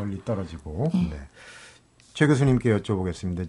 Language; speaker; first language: Korean; native; Korean